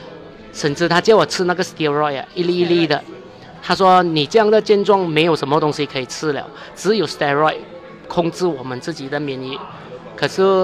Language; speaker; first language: Chinese; native; Chinese